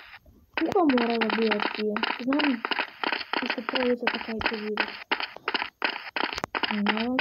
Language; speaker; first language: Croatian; non-native, learner; Macedonian